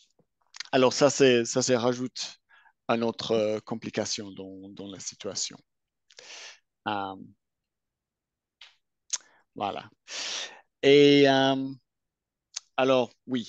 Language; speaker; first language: French; non-native, fluent; English